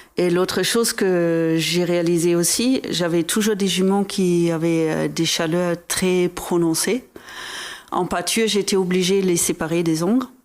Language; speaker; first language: French; non-native, fluent; German